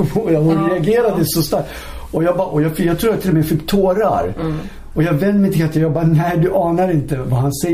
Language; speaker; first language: Swedish; early bilingual, other home language; Syriac